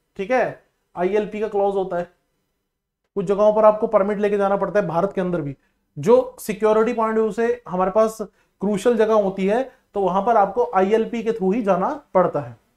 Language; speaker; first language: Hindi; non-native, local second language; Punjabi